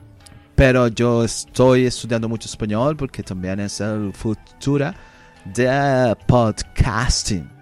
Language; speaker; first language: Spanish; non-native, learner; English